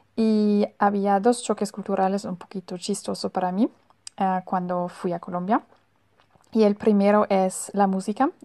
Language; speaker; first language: Spanish; non-native, fluent; German